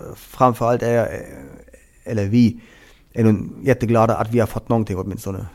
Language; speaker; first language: Swedish; non-native, fluent; German